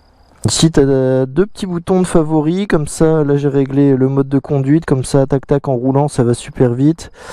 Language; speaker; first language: French; native; French